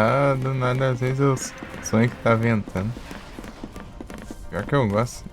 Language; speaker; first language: Portuguese; native; Portuguese